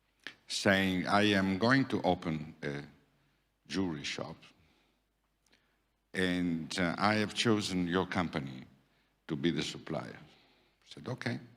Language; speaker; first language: English; non-native, fluent; Italian